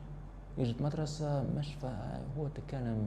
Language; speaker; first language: Arabic; non-native, learner; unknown